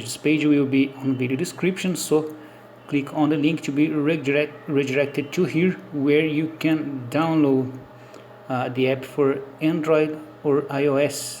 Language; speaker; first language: English; non-native, learner; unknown